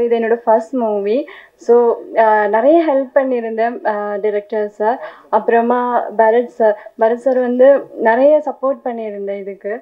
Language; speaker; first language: Tamil; non-native, learner; Malayalam